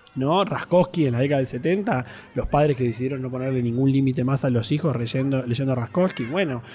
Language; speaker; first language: Spanish; native; Spanish